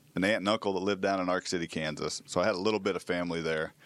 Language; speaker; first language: English; native; English